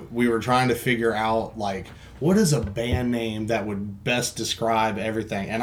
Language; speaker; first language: English; native; English